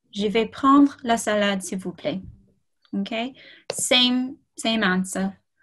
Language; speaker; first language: French; non-native, fluent; English